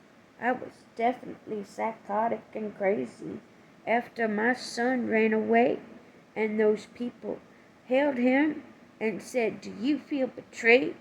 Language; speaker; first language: English; native; English